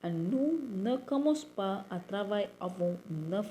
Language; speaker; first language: French; non-native, learner; Tamil